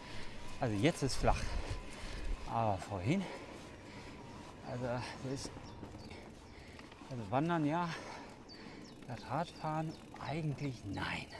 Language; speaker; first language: German; native; German